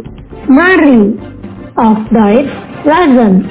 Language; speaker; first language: German; non-native, learner; Indonesian